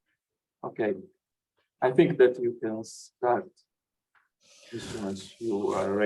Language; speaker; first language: English; non-native, fluent; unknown